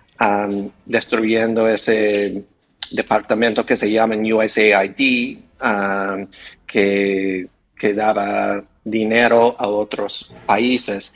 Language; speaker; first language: Spanish; non-native, fluent; English